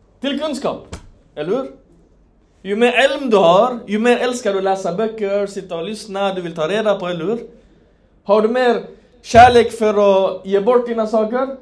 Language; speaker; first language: Swedish; non-native, fluent; Persian